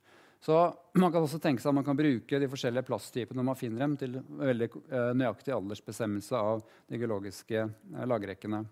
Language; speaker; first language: Norwegian; native; Norwegian